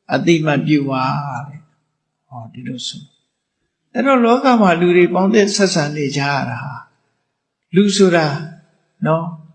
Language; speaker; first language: Burmese; native; Burmese